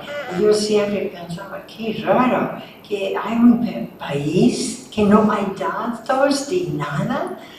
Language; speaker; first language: Spanish; non-native, fluent; English